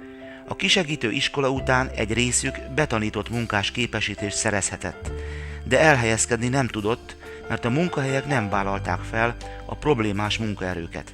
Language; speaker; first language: Hungarian; native; Hungarian